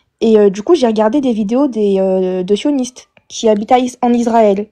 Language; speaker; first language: French; native; French